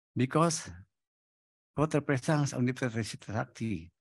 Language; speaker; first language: French; non-native, learner; Indonesian